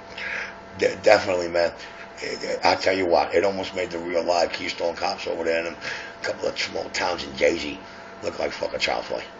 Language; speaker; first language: English; native; English